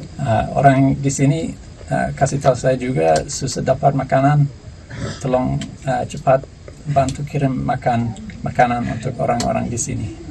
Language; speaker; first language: Indonesian; non-native, learner; English